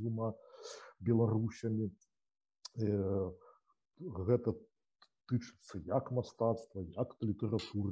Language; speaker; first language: Polish; non-native, learner; Belarusian